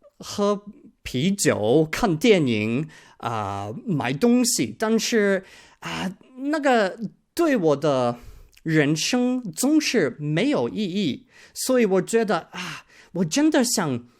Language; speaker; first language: Chinese; non-native, learner; English